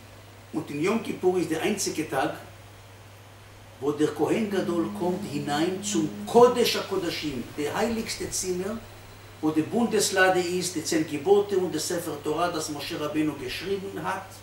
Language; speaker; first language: German; non-native, fluent; Hebrew